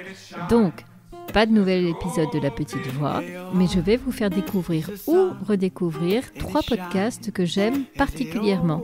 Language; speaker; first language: French; native; French